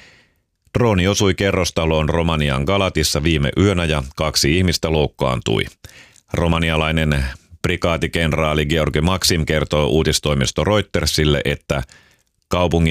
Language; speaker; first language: Finnish; native; Finnish